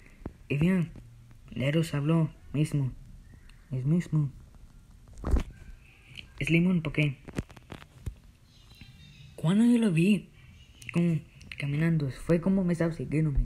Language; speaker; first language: Spanish; early bilingual, heritage; Spanish